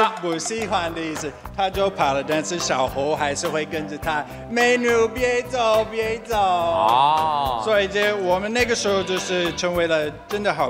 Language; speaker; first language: Chinese; non-native, fluent; English